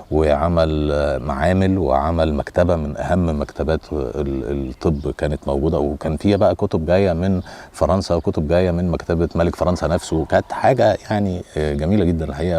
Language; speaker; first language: Arabic; native; Arabic